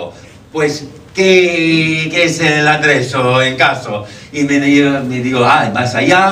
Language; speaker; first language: Spanish; non-native, fluent; English